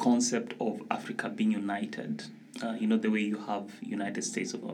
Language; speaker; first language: English; non-native, local second language; Luo (Kenya and Tanzania)